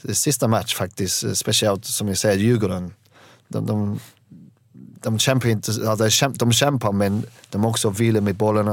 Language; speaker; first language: Swedish; non-native, learner; English